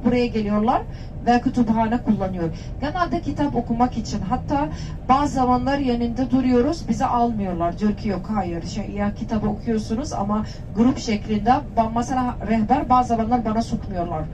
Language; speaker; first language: Turkish; non-native, learner; Arabic